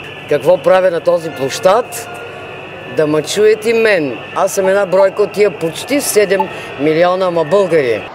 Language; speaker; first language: Bulgarian; native; Bulgarian